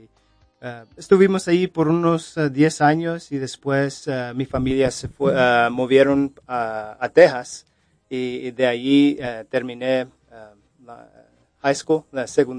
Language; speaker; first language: Spanish; early bilingual, heritage; Spanish